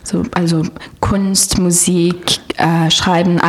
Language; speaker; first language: German; non-native, learner; French